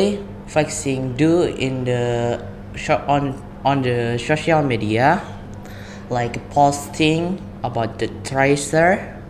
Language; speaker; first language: English; non-native, learner; Indonesian